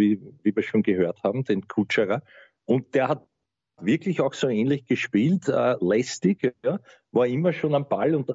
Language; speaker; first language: German; native; German